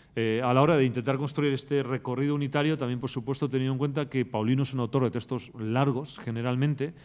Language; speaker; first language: Spanish; native; Spanish